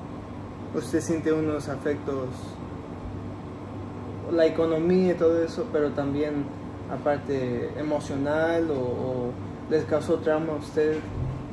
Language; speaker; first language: Spanish; early bilingual, heritage; Spanish